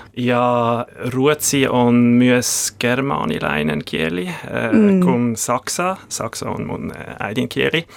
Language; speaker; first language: Finnish; non-native, learner; German